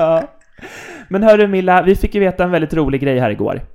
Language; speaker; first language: Swedish; native; Swedish